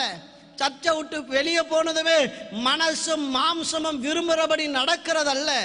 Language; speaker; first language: Tamil; native; Tamil